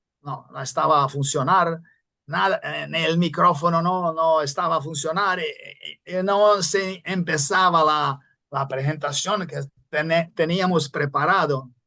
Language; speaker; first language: Spanish; non-native, fluent; Portuguese